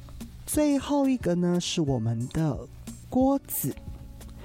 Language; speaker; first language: Chinese; non-native, local second language; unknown